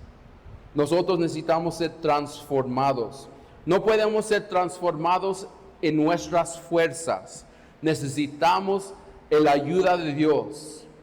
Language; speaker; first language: Spanish; non-native, fluent; English